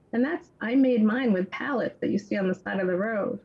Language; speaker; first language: English; native; English